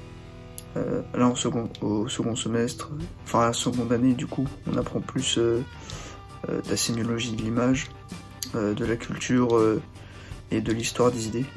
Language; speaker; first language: French; native; French